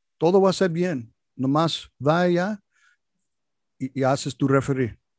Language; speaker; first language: Spanish; non-native, learner; English